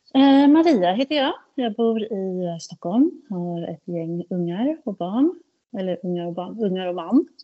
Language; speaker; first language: Swedish; native; Swedish